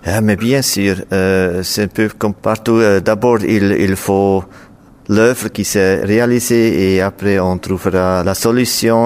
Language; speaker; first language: French; non-native, local second language; German